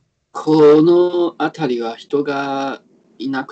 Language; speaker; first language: Japanese; non-native, learner; Chinese